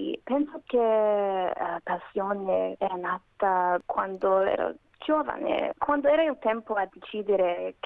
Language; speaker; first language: Italian; non-native, learner; Macedonian